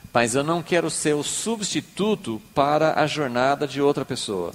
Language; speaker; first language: Portuguese; native; Portuguese